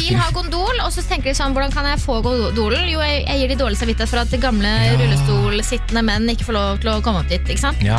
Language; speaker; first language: Norwegian; native; Norwegian